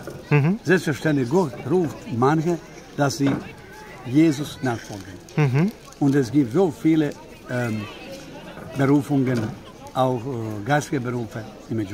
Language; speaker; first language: German; non-native, fluent; Croatian